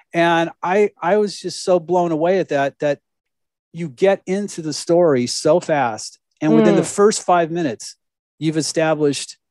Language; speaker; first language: English; native; English